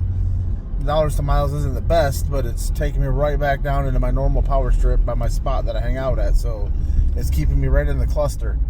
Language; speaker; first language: English; native; English